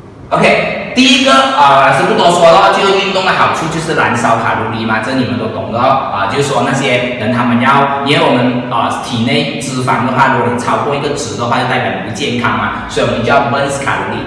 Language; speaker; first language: Chinese; native; Chinese